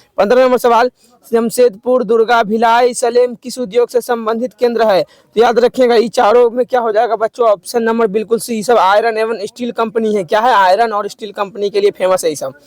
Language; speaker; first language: Hindi; native; Hindi